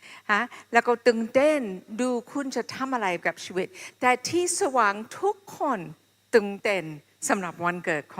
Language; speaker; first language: Thai; non-native, fluent; English